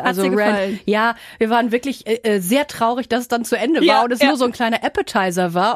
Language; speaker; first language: German; native; German